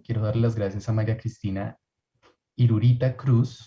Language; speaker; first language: Spanish; native; Spanish